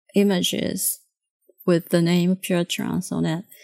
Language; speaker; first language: English; non-native, fluent; Japanese